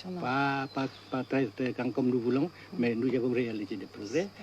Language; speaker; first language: French; non-native, fluent; Vietnamese